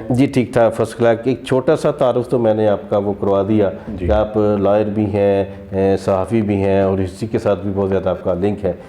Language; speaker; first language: Urdu; non-native, local second language; Punjabi